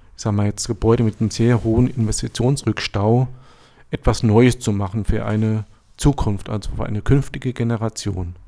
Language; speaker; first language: German; native; German